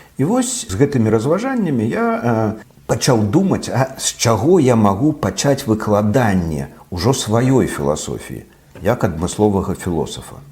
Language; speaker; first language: Belarusian; non-native, local second language; Russian